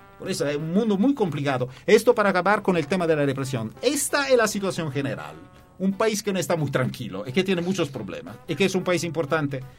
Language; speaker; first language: Spanish; non-native, fluent; Italian